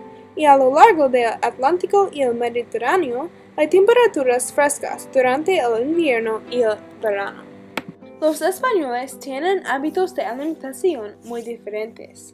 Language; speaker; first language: Spanish; non-native, learner; English